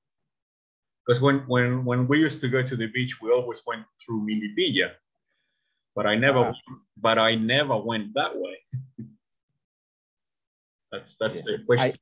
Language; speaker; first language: English; non-native, learner; Spanish